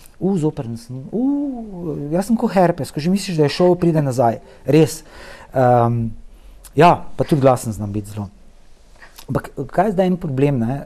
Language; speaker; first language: Slovenian; native; Slovenian